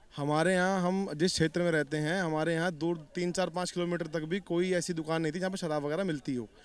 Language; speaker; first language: Hindi; native; Hindi